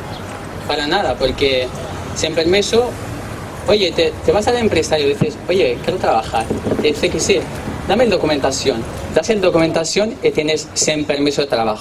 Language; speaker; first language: Spanish; non-native, learner; Arabic